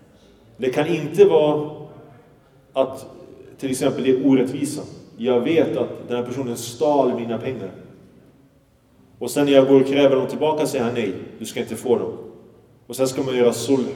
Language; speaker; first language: Swedish; early bilingual, other home language; Arabic